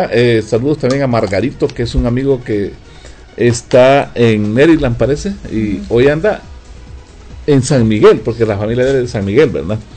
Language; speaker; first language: Spanish; native; Spanish